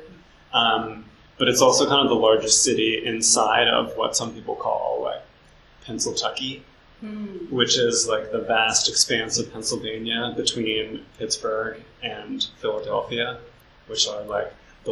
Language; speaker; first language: English; native; English